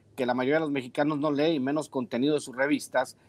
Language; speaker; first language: Spanish; native; Spanish